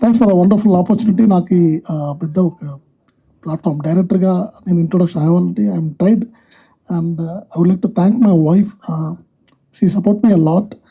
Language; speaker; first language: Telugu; non-native, learner; Tamil